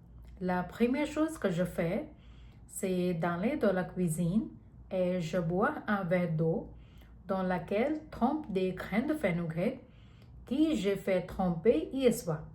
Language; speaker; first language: French; non-native, learner; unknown